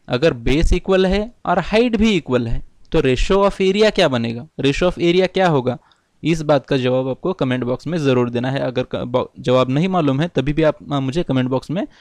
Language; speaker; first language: Hindi; non-native, local second language; Marathi